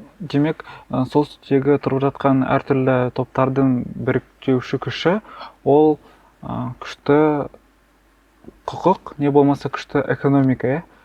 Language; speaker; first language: Kazakh; native; Kazakh